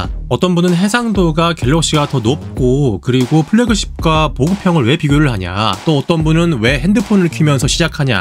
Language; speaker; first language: Korean; native; Korean